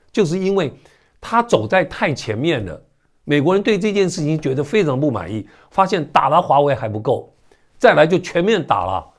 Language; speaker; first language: Chinese; native; Chinese